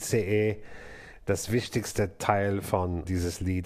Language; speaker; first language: German; non-native, learner; English